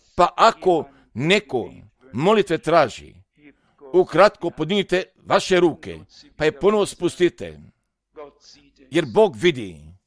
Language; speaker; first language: Serbian; non-native, fluent; German